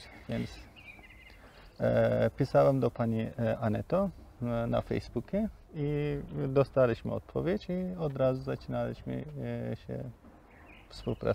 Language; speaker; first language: Polish; non-native, learner; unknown